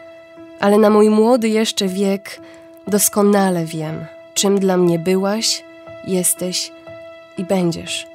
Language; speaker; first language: Polish; native; Polish